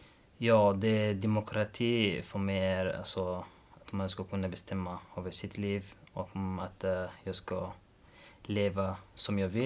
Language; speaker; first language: Swedish; non-native, learner; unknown